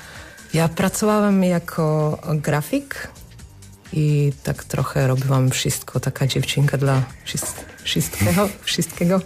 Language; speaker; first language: Polish; non-native, learner; Slovak